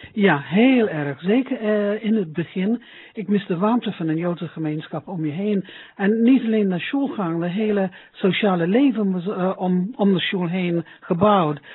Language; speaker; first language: Dutch; non-native, fluent; English